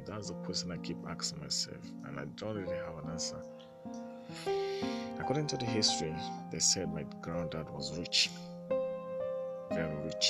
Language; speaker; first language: English; non-native, local second language; Igbo